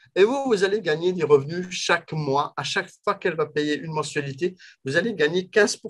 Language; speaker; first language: French; native; French